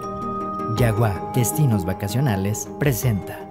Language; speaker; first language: Spanish; native; Spanish